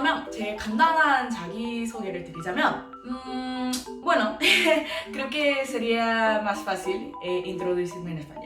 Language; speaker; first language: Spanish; non-native, fluent; Korean